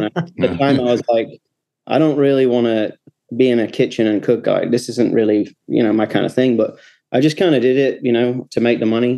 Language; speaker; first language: English; native; English